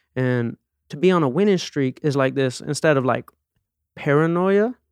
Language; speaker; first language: English; native; English